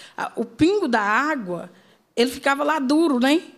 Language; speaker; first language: Portuguese; native; Portuguese